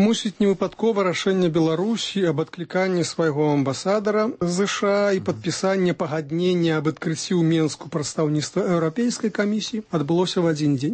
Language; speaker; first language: Belarusian; native; Belarusian